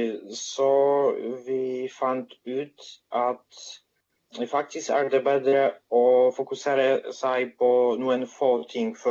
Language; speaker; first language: Swedish; non-native, fluent; Polish